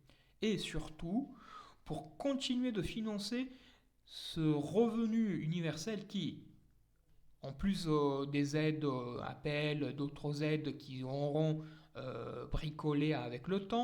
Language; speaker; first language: French; native; French